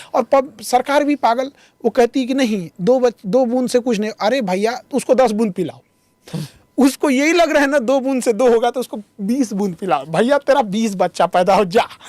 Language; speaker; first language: Hindi; native; Hindi